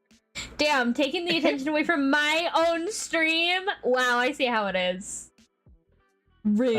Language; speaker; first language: English; native; English